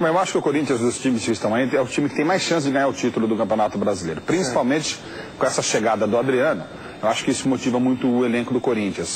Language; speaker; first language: Portuguese; native; Portuguese